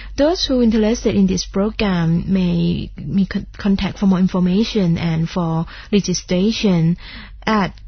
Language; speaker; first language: English; non-native, fluent; Thai